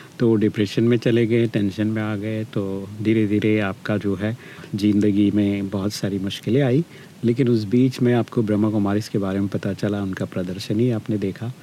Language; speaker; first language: Hindi; native; Hindi